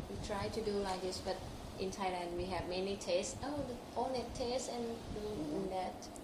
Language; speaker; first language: English; non-native, local second language; Thai